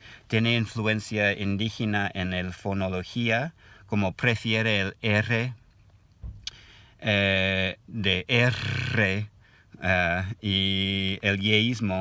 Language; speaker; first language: Spanish; non-native, learner; English